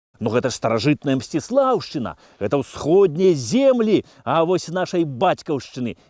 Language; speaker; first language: Belarusian; native; Belarusian